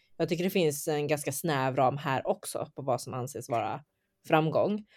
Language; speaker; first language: Swedish; early bilingual, other home language; Chinese